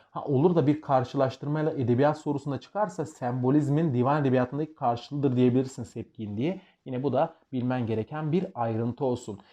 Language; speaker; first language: Turkish; native; Turkish